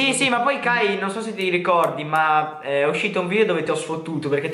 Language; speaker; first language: Italian; native; Italian